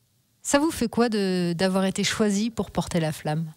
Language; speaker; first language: French; native; French